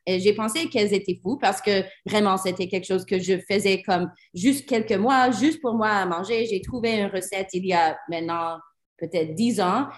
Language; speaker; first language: French; non-native, learner; English